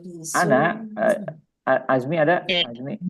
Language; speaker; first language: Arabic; non-native, fluent; Indonesian